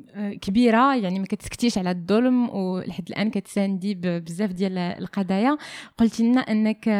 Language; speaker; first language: Arabic; native; Arabic